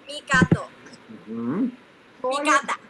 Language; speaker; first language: Spanish; non-native, learner; English